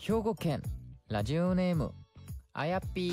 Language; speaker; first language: Japanese; non-native, learner; Korean